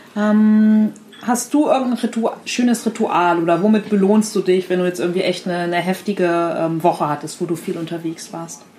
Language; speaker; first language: German; native; German